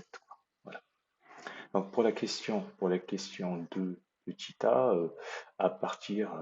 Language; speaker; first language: French; native; French